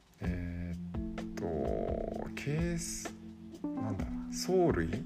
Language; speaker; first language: Japanese; native; Japanese